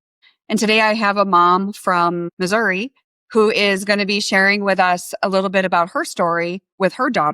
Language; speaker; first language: English; native; English